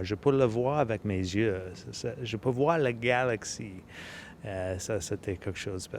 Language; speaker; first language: French; non-native, local second language; English